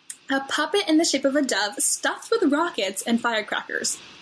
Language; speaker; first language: English; native; English